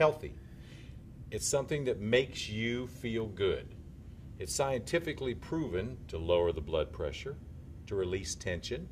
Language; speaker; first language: English; native; English